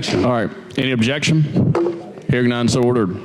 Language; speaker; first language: English; native; English